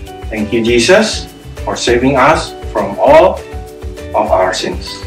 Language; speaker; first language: English; non-native, fluent; Indonesian